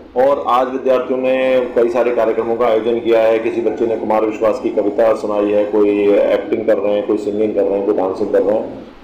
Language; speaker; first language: Hindi; native; Hindi